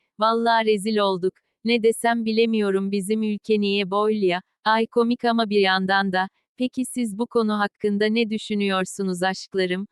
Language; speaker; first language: Turkish; native; Turkish